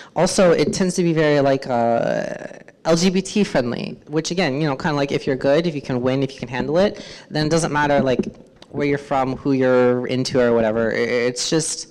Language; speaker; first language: English; native; English